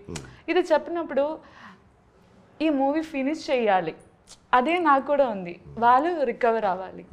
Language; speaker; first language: Telugu; non-native, learner; Malayalam